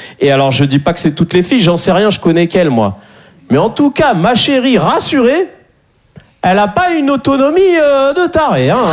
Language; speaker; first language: French; native; French